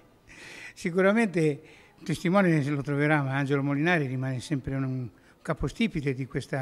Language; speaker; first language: Italian; native; Italian